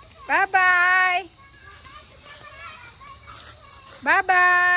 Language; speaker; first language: Filipino; non-native, local second language; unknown